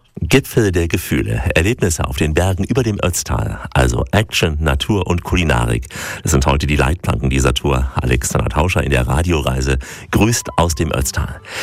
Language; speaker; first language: German; native; German